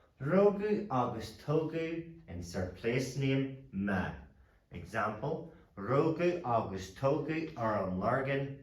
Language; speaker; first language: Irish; non-native, local second language; English